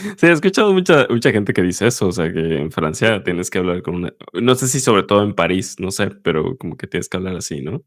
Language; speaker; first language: Spanish; native; Spanish